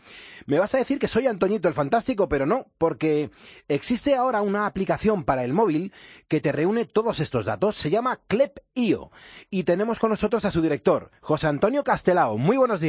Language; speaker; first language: Spanish; native; Spanish